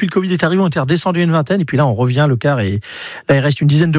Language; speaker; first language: French; native; French